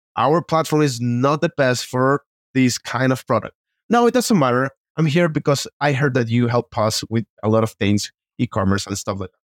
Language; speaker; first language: English; non-native, fluent; Spanish